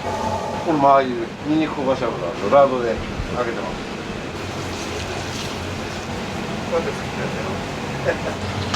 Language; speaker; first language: Japanese; native; Japanese